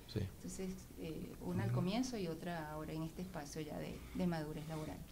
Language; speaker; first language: Spanish; native; Spanish